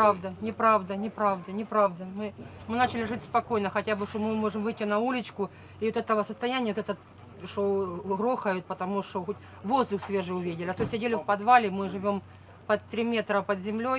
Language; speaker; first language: Russian; native; Russian